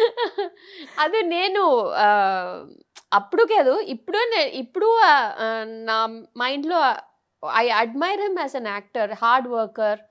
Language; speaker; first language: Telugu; non-native, learner; Tamil